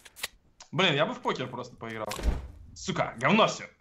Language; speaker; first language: Russian; native; Russian